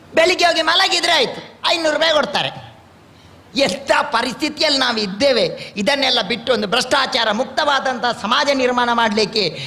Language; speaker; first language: Kannada; non-native, local second language; Tulu